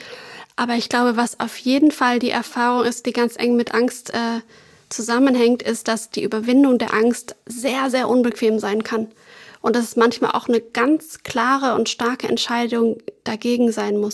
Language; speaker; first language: German; native; German